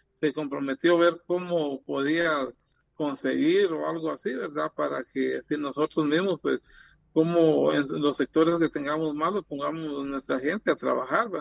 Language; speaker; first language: Spanish; native; Spanish